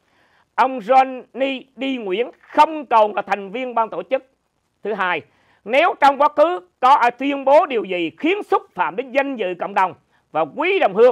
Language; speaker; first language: Vietnamese; native; Vietnamese